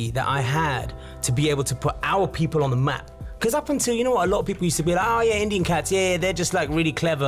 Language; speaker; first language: English; native; English